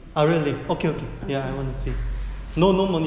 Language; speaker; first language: English; non-native, learner; Korean